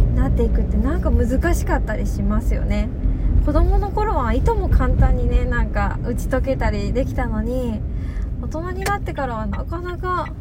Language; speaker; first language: Japanese; native; Japanese